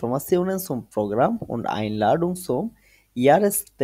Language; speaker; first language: German; non-native, fluent; Bangla